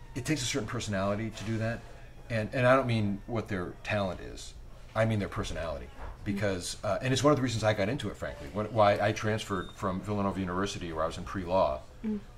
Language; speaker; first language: English; native; English